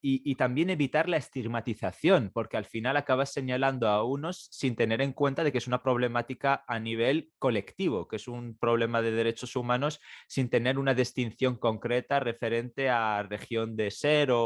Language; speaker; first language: Spanish; native; Spanish